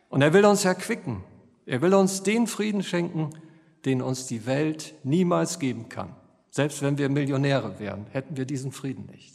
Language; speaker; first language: German; native; German